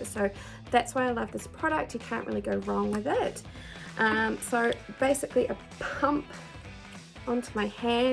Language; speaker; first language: English; native; English